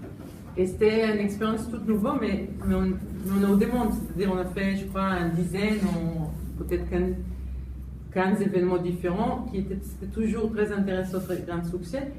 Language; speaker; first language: French; non-native, fluent; Hebrew